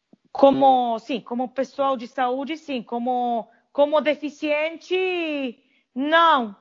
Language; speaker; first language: Portuguese; non-native, fluent; Italian